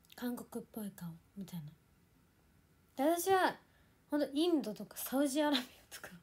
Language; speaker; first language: Japanese; native; Japanese